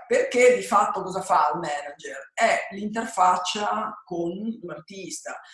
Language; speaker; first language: Italian; native; Italian